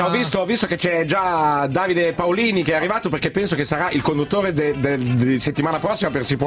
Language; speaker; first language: Italian; native; Italian